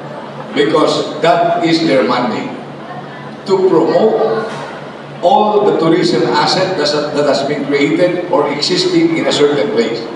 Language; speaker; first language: English; non-native, local second language; Bikol